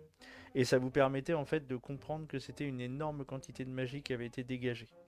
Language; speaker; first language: French; native; French